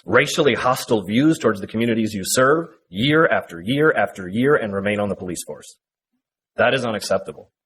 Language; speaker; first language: English; native; English